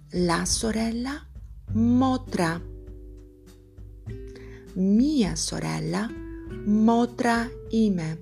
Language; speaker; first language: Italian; non-native, fluent; Albanian